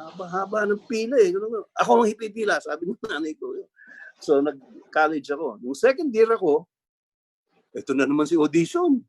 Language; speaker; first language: Filipino; native; Filipino